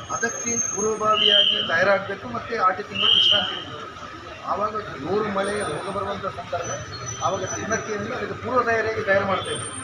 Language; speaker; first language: Kannada; non-native, local second language; Tulu